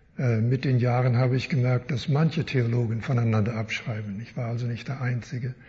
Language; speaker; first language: German; early bilingual, heritage; German